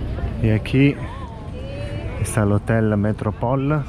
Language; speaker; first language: Spanish; non-native, fluent; Italian